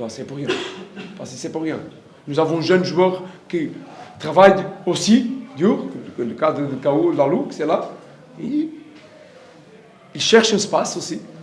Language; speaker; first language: French; non-native, learner; Portuguese